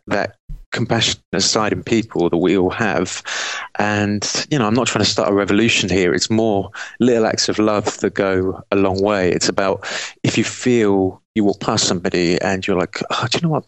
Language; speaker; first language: English; native; English